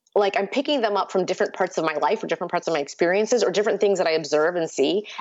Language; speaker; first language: English; early bilingual, other home language; Urdu